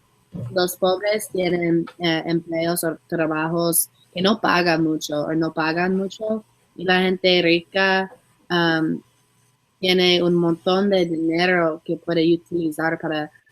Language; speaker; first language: Spanish; non-native, learner; English